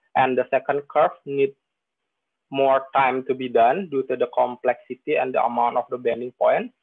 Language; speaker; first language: English; non-native, fluent; Indonesian